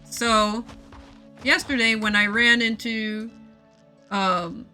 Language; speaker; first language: English; native; English